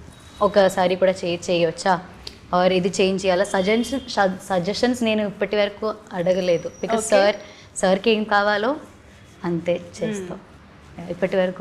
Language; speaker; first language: Telugu; non-native, learner; Malayalam